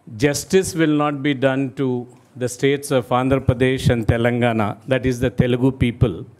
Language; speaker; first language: English; non-native, local second language; Telugu